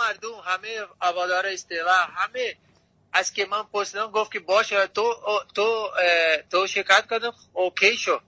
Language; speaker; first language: Persian; non-native, learner; Portuguese